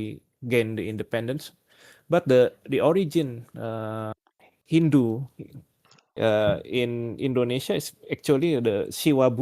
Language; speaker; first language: English; non-native, learner; Indonesian